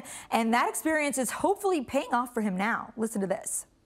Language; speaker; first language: English; native; English